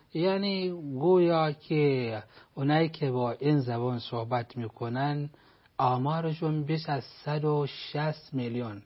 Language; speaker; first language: Persian; non-native, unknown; Hausa